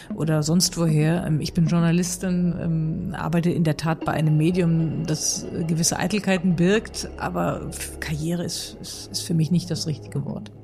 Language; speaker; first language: German; native; German